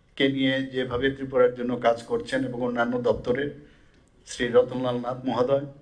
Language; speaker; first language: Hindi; non-native, local second language; Bangla